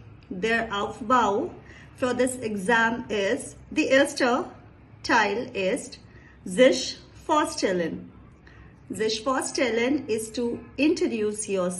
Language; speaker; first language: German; non-native, fluent; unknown